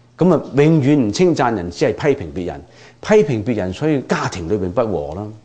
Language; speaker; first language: Chinese; non-native, local second language; Cantonese